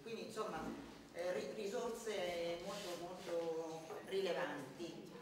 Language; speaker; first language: Italian; native; Italian